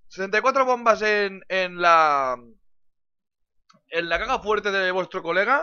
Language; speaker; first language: Spanish; native; Spanish